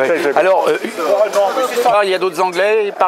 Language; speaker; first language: French; native; French